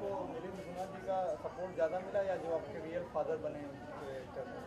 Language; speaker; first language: Hindi; native; Hindi